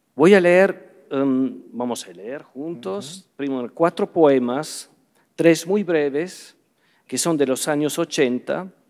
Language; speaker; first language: Spanish; non-native, fluent; Swiss German